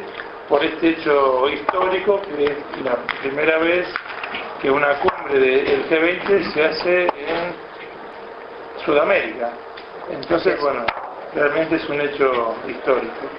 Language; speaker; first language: Spanish; native; Spanish